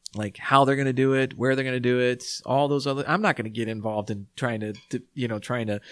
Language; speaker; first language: English; native; English